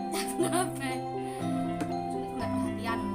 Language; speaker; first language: Indonesian; non-native, local second language; Javanese